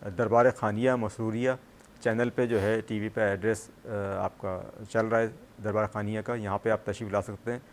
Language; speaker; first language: Urdu; native; Urdu